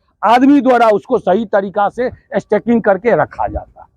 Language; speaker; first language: Hindi; native; Hindi